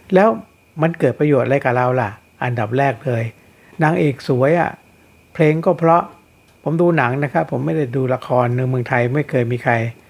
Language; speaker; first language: Thai; native; Thai